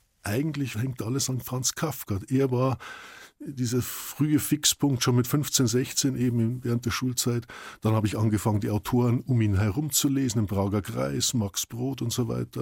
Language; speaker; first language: German; native; German